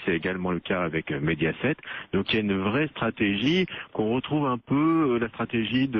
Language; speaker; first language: French; native; French